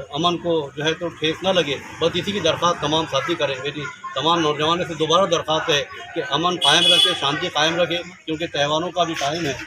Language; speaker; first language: Urdu; native; Urdu